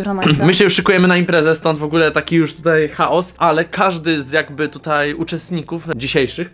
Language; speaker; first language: Polish; native; Polish